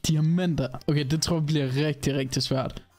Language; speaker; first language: Danish; native; Danish